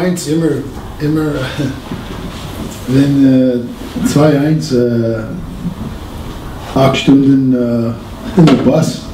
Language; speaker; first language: German; non-native, learner; English